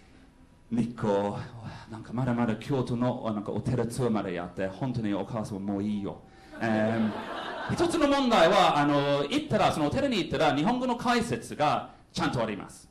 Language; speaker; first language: Japanese; non-native, fluent; English